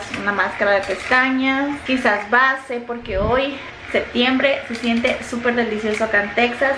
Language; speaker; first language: Spanish; native; Spanish